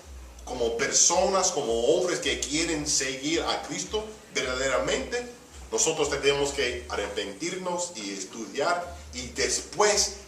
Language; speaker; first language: Spanish; early bilingual, heritage; Spanish